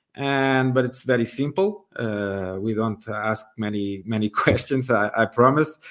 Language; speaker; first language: English; non-native, fluent; Portuguese